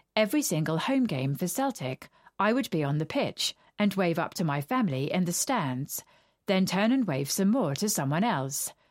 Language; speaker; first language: English; native; English